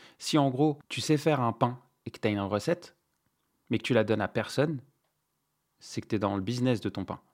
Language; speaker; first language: French; non-native, local second language; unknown